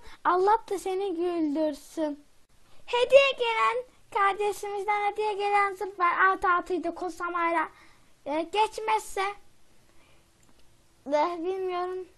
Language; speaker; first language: Turkish; native; Turkish